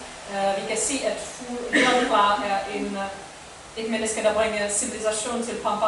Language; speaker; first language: Danish; non-native, fluent; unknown